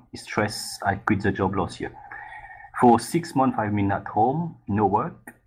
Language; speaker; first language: English; non-native, fluent; Morisyen